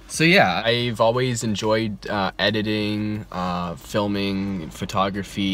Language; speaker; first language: English; native; English